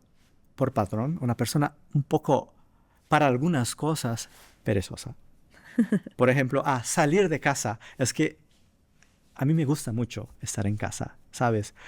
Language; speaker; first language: Spanish; non-native, fluent; Portuguese